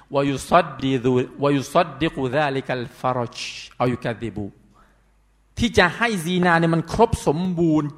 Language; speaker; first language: Thai; non-native, local second language; Pattani Malay